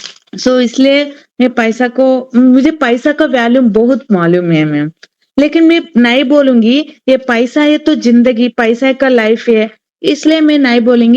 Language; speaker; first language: Hindi; non-native, learner; Telugu